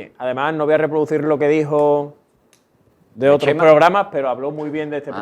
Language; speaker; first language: Spanish; native; Spanish